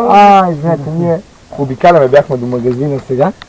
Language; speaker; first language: Bulgarian; native; Bulgarian